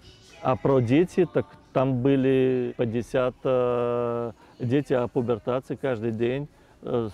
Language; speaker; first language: Ukrainian; non-native, learner; Russian